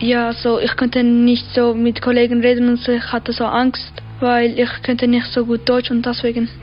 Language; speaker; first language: German; early bilingual, other home language; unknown